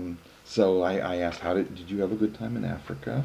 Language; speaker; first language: English; native; English